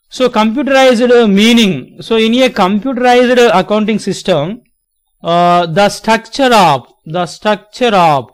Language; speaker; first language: English; non-native, local second language; Telugu